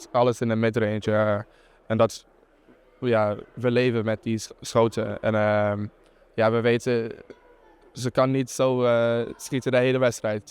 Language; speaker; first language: Dutch; non-native, fluent; English